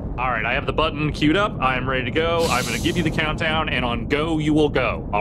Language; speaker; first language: English; native; English